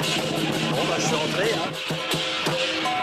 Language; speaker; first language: French; native; French